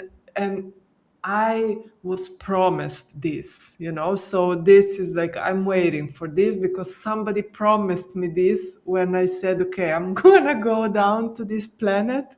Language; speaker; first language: English; non-native, fluent; Slovenian